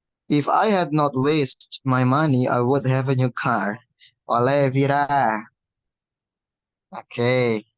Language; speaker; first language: English; non-native, fluent; Indonesian